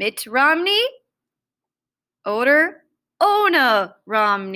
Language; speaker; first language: German; non-native, fluent; English